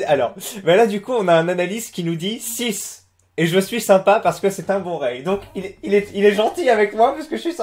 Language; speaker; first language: French; native; French